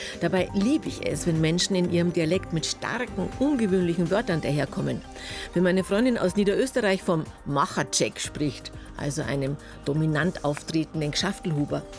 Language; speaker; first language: German; native; German